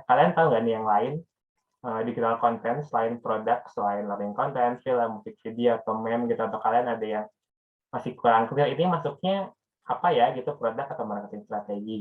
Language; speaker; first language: Indonesian; native; Indonesian